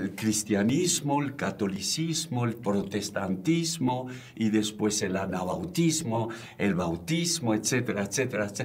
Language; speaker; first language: Spanish; non-native, fluent; French